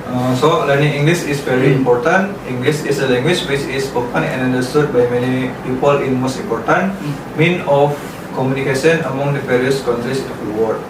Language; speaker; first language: English; non-native, learner; Indonesian